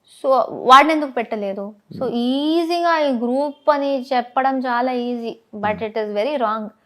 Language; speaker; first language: Telugu; non-native, local second language; Tamil